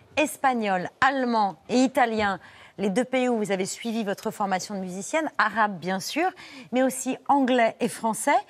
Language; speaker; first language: French; native; French